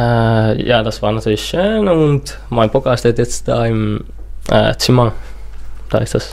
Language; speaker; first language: German; non-native, learner; Finnish